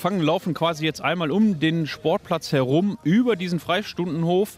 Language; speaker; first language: German; native; German